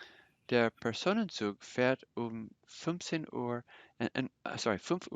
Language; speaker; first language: German; non-native, fluent; English